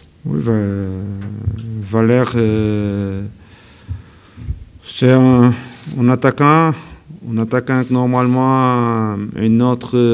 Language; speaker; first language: French; non-native, learner; Portuguese